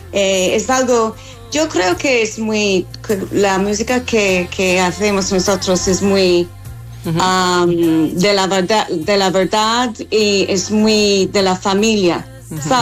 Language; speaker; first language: Spanish; non-native, learner; English